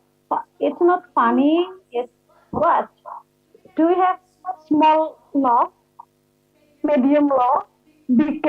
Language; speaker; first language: English; non-native, fluent; Indonesian